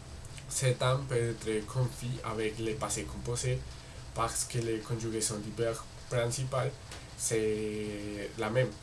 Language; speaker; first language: French; non-native, learner; Spanish